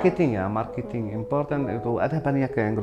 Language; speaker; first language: Indonesian; non-native, learner; Arabic